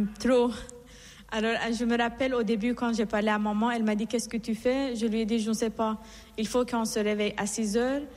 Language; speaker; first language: French; non-native, fluent; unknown